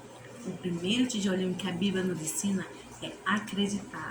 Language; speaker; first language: Portuguese; native; Portuguese